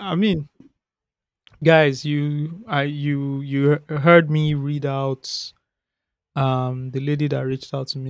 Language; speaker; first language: English; non-native, local second language; Yoruba